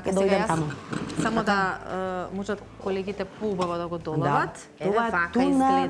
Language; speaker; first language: Macedonian; native; Macedonian